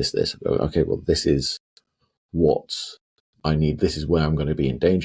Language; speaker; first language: English; native; English